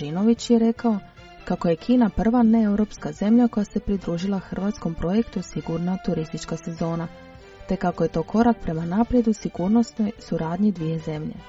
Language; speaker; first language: Croatian; native; Croatian